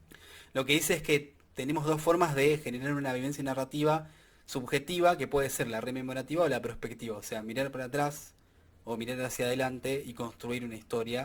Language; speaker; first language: Spanish; native; Spanish